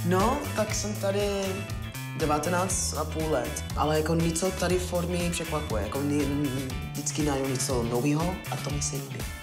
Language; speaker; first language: Czech; non-native, fluent; English